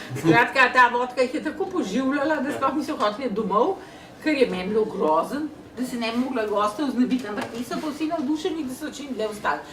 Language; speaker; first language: Slovenian; native; Slovenian